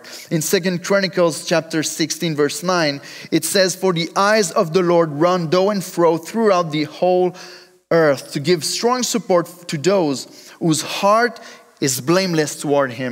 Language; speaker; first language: English; non-native, fluent; French